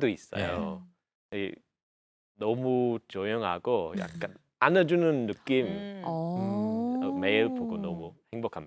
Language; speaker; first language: Korean; non-native, fluent; English